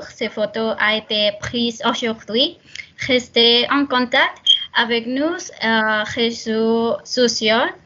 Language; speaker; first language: French; non-native, learner; Spanish